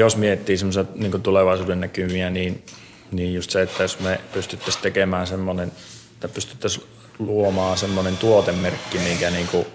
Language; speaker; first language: Finnish; native; Finnish